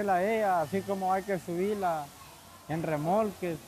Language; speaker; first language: Spanish; native; Spanish